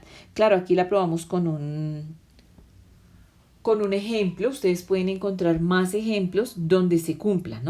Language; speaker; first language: Spanish; native; Spanish